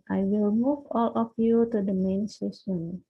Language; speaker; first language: English; non-native, fluent; Indonesian